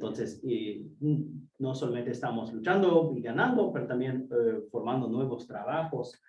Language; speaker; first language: Spanish; non-native, fluent; English